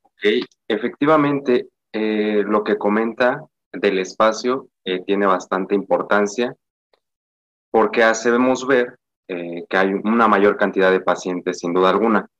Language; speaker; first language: Spanish; native; Spanish